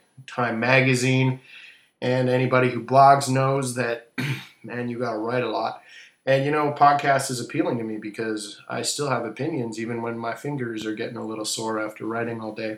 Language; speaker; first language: English; native; English